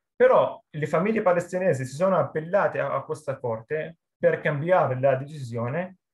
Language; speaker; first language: Italian; non-native, fluent; Arabic